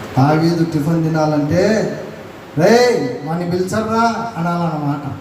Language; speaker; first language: Telugu; non-native, local second language; Lambadi